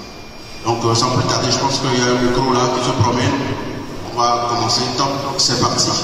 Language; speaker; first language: French; non-native, learner; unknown